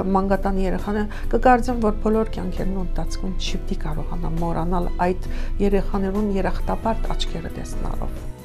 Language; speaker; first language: Armenian; early bilingual, heritage; Armenian